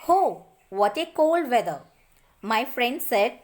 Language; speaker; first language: English; non-native, local second language; Telugu